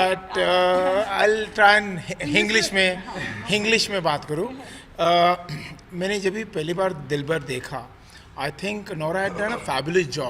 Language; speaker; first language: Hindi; native; Hindi